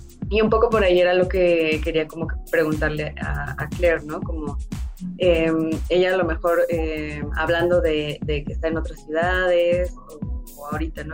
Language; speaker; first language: Spanish; native; Spanish